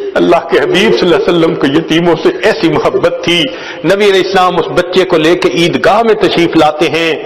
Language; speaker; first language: Urdu; non-native, local second language; Punjabi